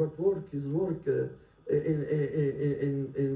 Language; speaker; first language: English; non-native, learner; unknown